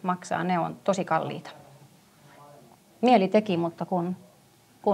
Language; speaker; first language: Finnish; non-native, local second language; Swedish